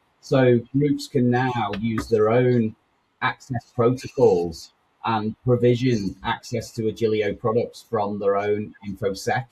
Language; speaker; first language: English; native; English